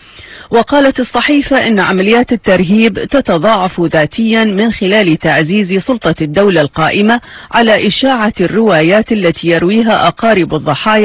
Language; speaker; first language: Arabic; native; Arabic